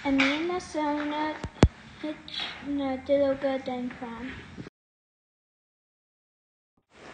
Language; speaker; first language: Irish; non-native, local second language; English